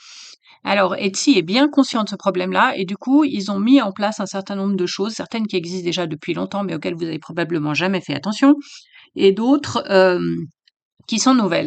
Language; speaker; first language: French; native; French